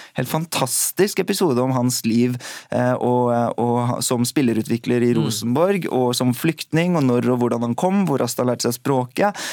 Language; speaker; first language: Norwegian; early bilingual, other home language; Urdu